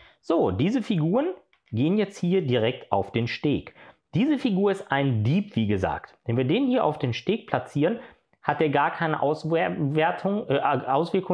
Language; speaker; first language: German; native; German